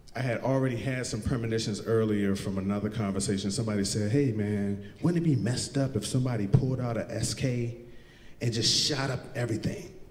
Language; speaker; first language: English; native; English